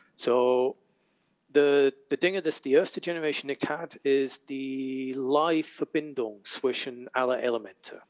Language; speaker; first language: German; non-native, learner; English